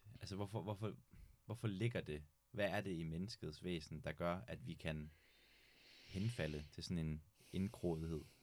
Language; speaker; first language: Danish; native; Danish